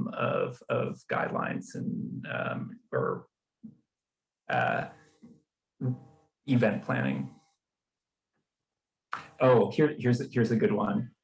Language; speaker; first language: English; native; English